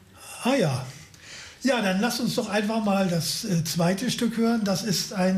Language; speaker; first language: German; native; German